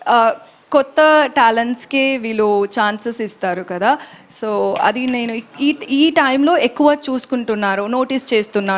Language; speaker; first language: Telugu; non-native, local second language; Tamil